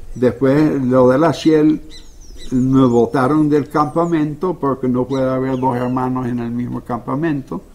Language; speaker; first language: Spanish; non-native, fluent; Dutch